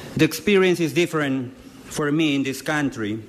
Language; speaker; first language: English; non-native, fluent; Spanish